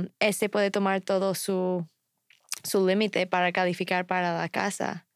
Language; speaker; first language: Spanish; non-native, fluent; English